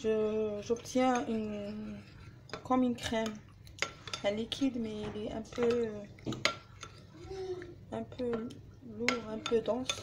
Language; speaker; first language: French; non-native, learner; Arabic